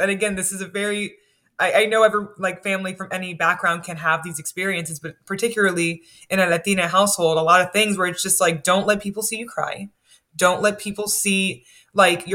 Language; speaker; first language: English; native; English